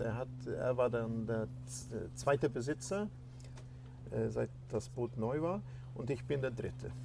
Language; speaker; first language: German; non-native, fluent; Swedish